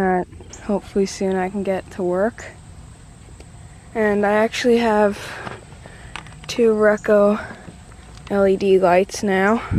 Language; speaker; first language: English; native; English